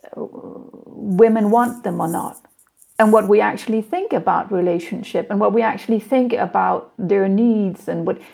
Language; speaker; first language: English; non-native, fluent; Danish